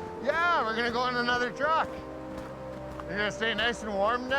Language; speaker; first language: English; native; English